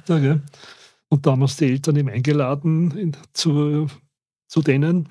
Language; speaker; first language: German; native; German